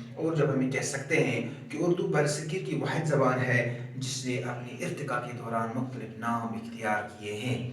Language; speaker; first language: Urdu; non-native, local second language; Kashmiri